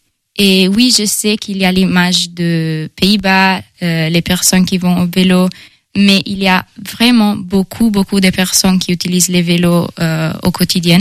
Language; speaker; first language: French; non-native, fluent; Italian